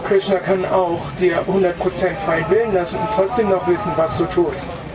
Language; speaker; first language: German; native; German